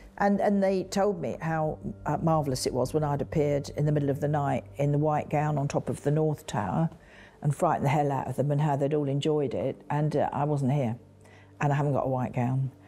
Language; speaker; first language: English; native; English